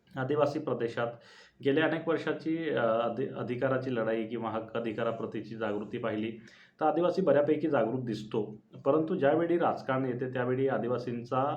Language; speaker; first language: Marathi; non-native, local second language; Bhili